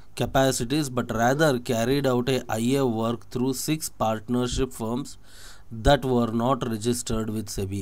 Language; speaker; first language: English; non-native, local second language; Kannada